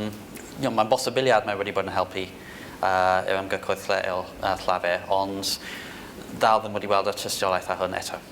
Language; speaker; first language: Welsh; non-native, fluent; English